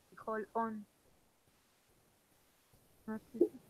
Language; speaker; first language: English; non-native, learner; Spanish